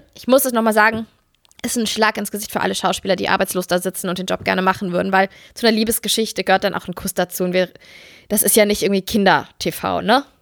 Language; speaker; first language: German; native; German